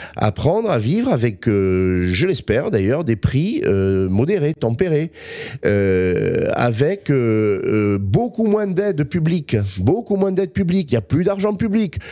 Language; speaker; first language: French; native; French